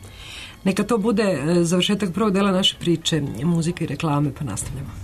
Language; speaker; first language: Serbian; native; Serbian